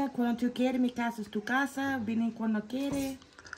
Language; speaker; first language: Spanish; non-native, learner; English